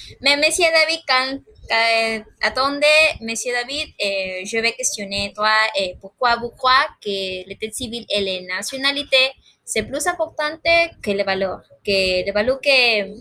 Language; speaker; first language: French; non-native, learner; Spanish